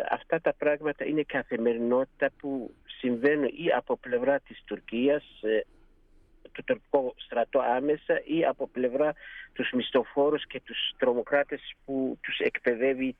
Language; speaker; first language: Greek; non-native, fluent; Kurdish